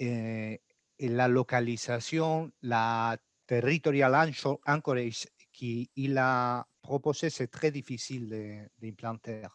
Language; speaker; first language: French; non-native, learner; Spanish